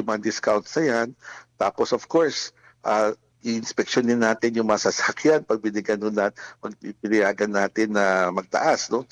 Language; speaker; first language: Filipino; native; Filipino